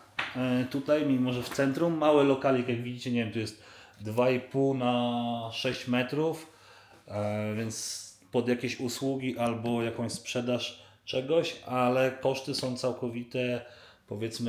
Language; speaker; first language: Polish; native; Polish